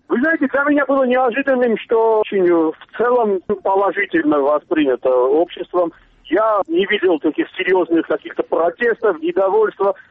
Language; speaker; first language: Russian; non-native, local second language; Armenian